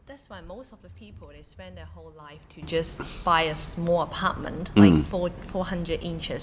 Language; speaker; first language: English; non-native, local second language; Cantonese